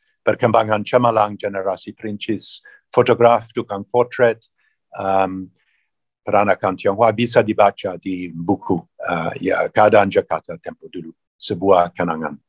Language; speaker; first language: Indonesian; non-native, fluent; English